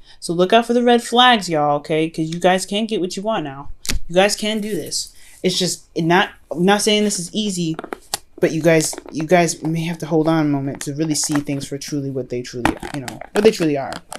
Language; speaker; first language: English; native; English